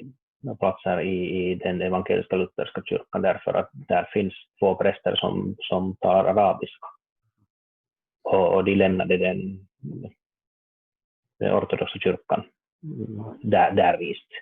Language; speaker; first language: Swedish; non-native, learner; Finnish